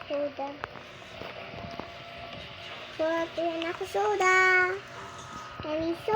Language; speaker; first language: Filipino; non-native, local second language; Cebuano